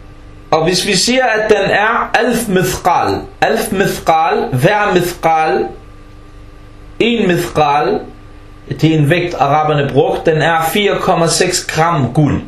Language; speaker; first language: Danish; early bilingual, other home language; Arabic